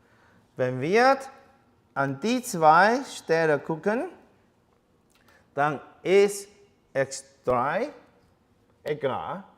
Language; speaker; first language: German; non-native, learner; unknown